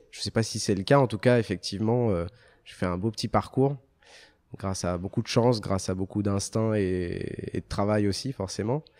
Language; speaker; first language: French; early bilingual, other home language; Arabic